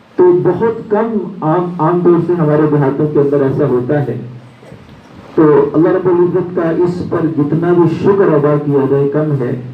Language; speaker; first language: Urdu; non-native, local second language; Punjabi